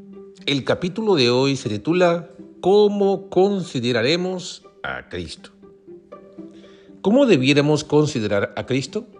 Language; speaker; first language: Spanish; native; Spanish